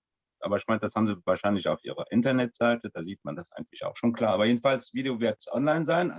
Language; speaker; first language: German; non-native, fluent; French